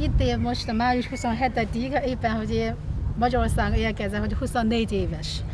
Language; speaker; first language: Hungarian; non-native, learner; Chinese